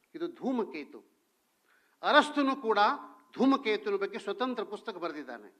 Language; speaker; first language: Kannada; non-native, local second language; Hindi